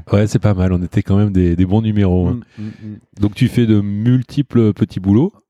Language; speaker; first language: French; native; French